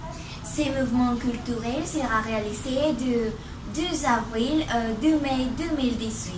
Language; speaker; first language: French; non-native, learner; Spanish